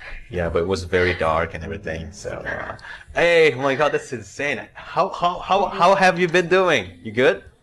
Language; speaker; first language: English; non-native, fluent; Indonesian